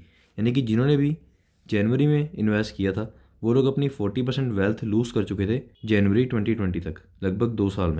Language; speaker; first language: Hindi; native; Hindi